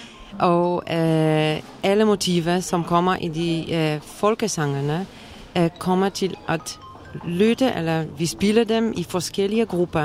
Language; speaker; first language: Danish; non-native, fluent; Polish